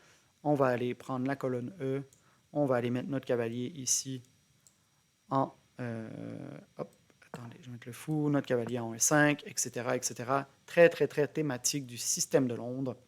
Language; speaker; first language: French; native; French